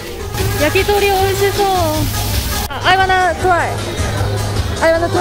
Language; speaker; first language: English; non-native, learner; Japanese